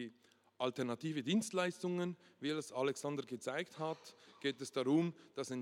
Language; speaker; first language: German; non-native, local second language; French